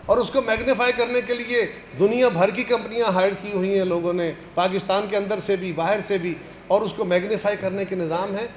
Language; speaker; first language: Urdu; non-native, local second language; Punjabi